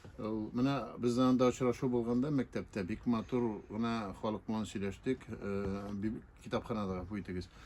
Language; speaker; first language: Tatar; native; Tatar